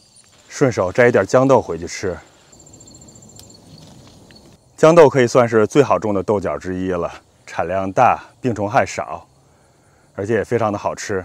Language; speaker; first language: Chinese; native; Chinese